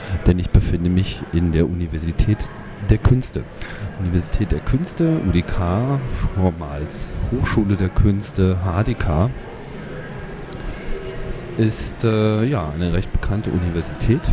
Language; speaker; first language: German; native; German